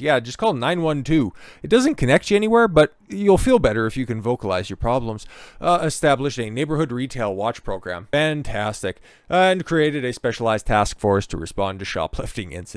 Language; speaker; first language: English; native; English